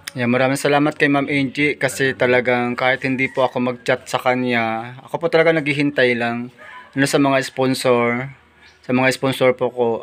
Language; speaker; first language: Filipino; non-native, local second language; Bikol